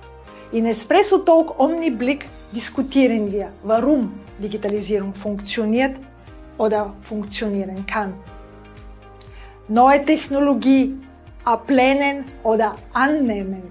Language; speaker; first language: German; non-native, fluent; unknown